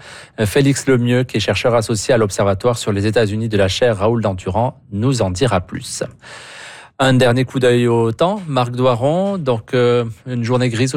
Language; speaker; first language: French; native; French